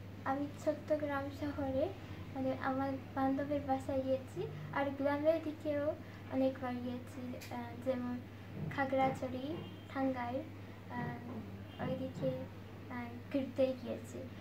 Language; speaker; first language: Bangla; non-native, fluent; Japanese